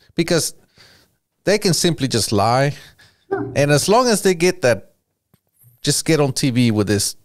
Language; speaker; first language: English; early bilingual, other home language; Spanish